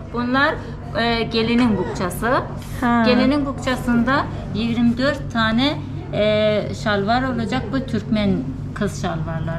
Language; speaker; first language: Turkish; non-native, fluent; Turkmen